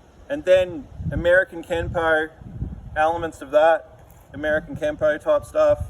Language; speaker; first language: English; native; English